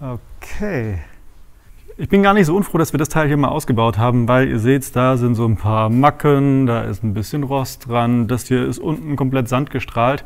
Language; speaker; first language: German; native; German